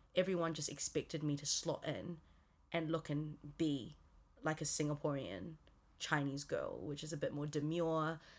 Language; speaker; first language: English; native; English